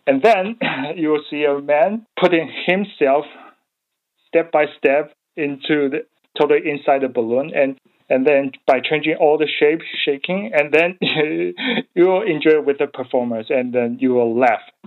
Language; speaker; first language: English; non-native, learner; Chinese